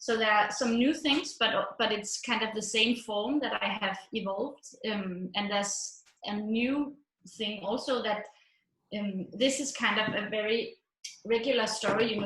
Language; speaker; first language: English; non-native, fluent; Danish